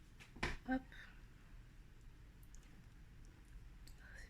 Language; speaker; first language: French; native; French